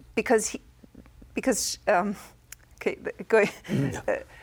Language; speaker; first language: English; non-native, fluent; German